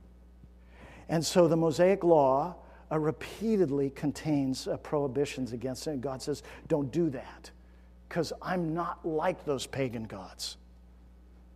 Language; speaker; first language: English; native; English